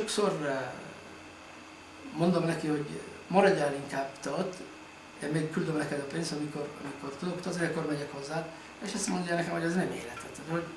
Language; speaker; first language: Hungarian; non-native, fluent; Arabic